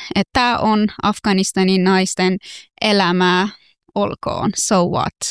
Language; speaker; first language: Finnish; non-native, fluent; Persian